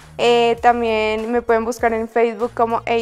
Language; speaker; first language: Spanish; native; Spanish